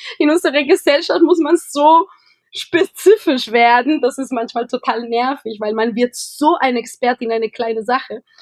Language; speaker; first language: German; non-native, fluent; Spanish